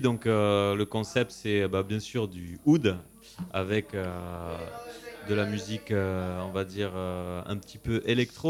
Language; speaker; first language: French; native; French